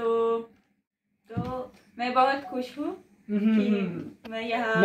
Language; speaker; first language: Hindi; non-native, learner; Italian